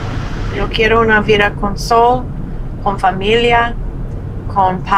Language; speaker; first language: Spanish; non-native, learner; English